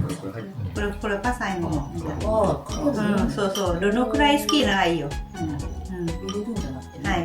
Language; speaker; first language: Japanese; non-native, fluent; Thai